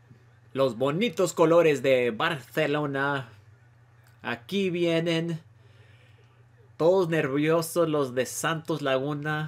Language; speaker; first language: Spanish; early bilingual, heritage; Spanish